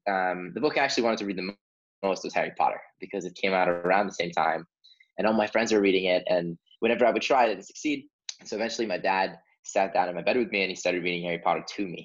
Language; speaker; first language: English; early bilingual, other home language; Hebrew